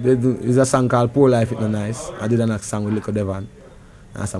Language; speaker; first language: English; non-native, local second language; Jamaican Creole English